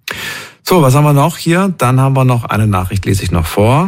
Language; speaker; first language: German; native; German